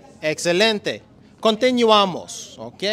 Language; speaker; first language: Spanish; non-native, learner; English